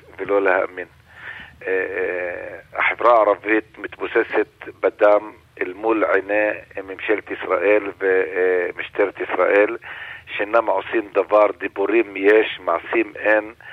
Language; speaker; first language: Hebrew; non-native, local second language; Arabic